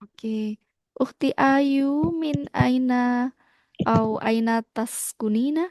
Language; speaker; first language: Arabic; non-native, fluent; Indonesian